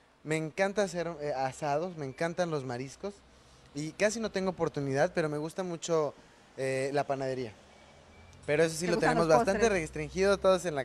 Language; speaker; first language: Spanish; native; Spanish